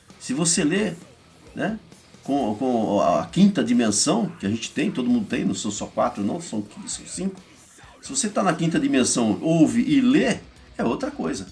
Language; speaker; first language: Portuguese; native; Portuguese